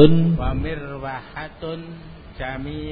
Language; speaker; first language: Arabic; non-native, learner; Indonesian